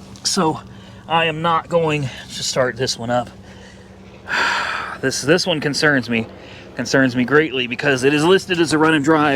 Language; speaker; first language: English; native; English